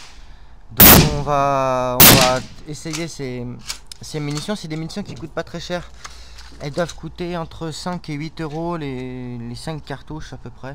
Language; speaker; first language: French; native; French